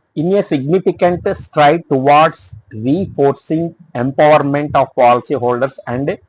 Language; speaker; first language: English; non-native, local second language; Telugu